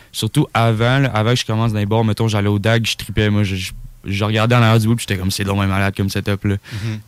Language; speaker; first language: French; native; French